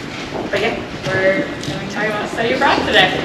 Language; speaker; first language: English; native; English